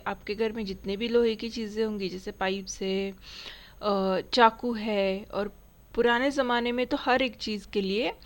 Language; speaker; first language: Hindi; non-native, local second language; Marathi